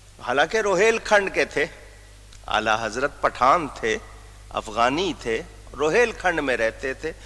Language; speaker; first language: Urdu; native; Urdu